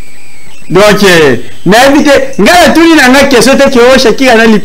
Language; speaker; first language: French; non-native, local second language; Lingala